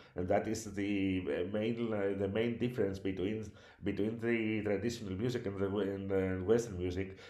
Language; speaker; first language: English; non-native, learner; Greek